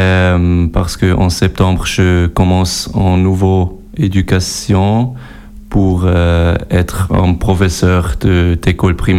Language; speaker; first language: French; non-native, learner; German